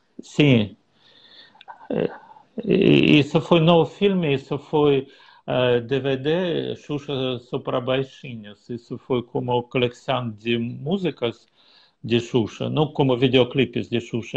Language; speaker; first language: Portuguese; non-native, learner; Russian